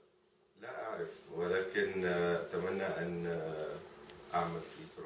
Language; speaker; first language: Arabic; early bilingual, other home language; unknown